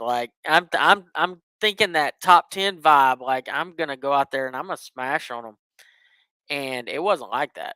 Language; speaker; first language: English; native; English